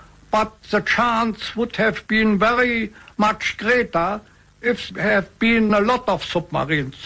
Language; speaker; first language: English; non-native, fluent; German